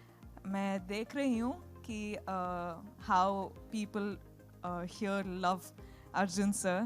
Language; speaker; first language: Hindi; non-native, local second language; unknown